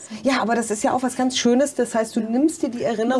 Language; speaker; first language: German; native; German